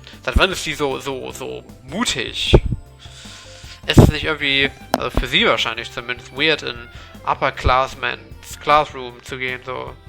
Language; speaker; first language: German; native; German